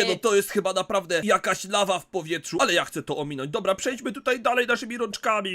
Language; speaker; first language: Polish; native; Polish